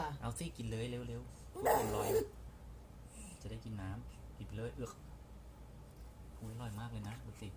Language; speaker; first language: Thai; native; Thai